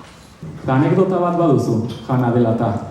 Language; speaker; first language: Basque; native; Basque